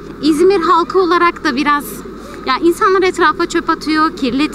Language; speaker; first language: Turkish; native; Turkish